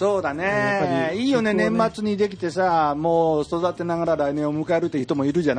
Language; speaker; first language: Japanese; native; Japanese